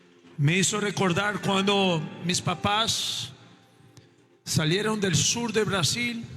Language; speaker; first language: Spanish; non-native, local second language; Portuguese